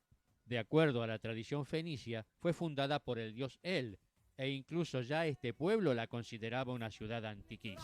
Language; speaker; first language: Spanish; native; Spanish